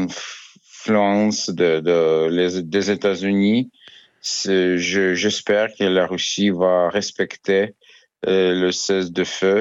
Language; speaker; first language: French; non-native, learner; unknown